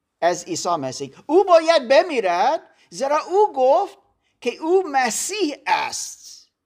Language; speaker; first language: Persian; non-native, learner; German